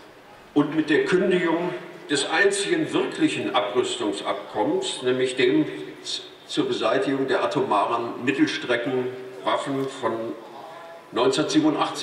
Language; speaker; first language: German; native; German